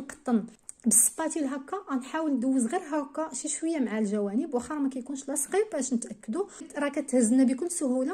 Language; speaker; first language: Arabic; native; Arabic